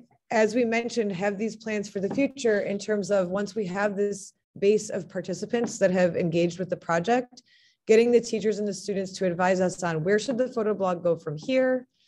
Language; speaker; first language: English; native; English